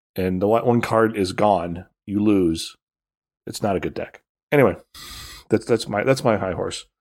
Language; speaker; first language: English; native; English